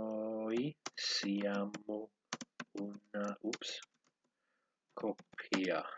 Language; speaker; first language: Italian; non-native, learner; English